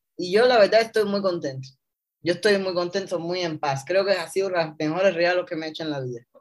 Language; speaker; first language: Spanish; native; Spanish